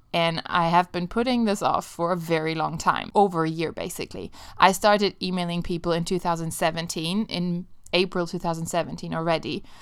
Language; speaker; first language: English; non-native, fluent; Italian